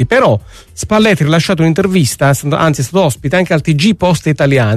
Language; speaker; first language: Italian; native; Italian